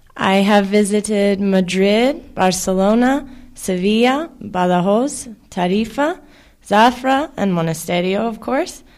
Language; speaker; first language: English; native; English